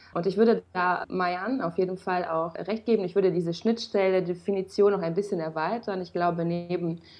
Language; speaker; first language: German; non-native, fluent; Romanian